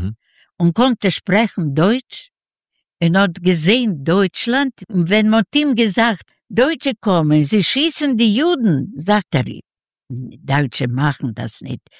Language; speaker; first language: German; non-native, learner; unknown